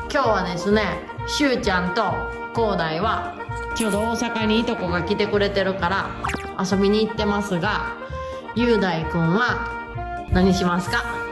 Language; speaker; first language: Japanese; native; Japanese